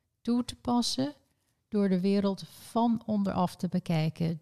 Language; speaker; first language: Dutch; early bilingual, heritage; Dutch